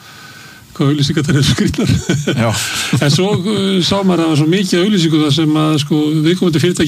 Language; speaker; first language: Icelandic; native; Icelandic